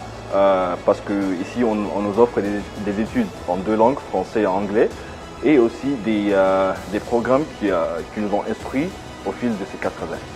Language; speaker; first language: French; non-native, fluent; Arabic